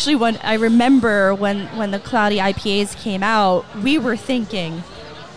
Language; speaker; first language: English; native; English